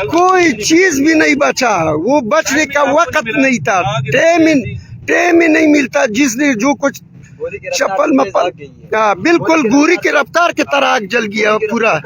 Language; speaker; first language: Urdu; non-native, local second language; Pashto